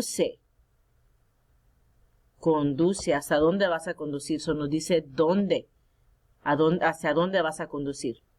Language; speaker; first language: Spanish; early bilingual, heritage; Spanish